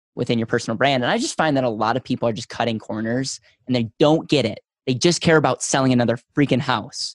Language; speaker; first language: English; native; English